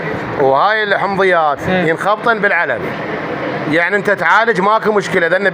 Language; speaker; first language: Arabic; native; Arabic